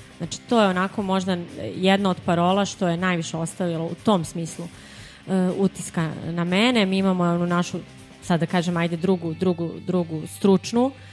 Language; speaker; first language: Serbian; native; Serbian